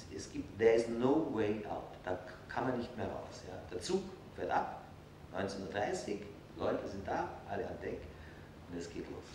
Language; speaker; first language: German; native; German